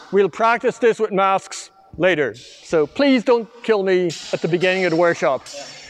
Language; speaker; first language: English; native; English